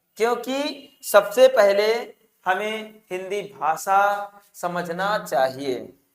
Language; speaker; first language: Hindi; native; Hindi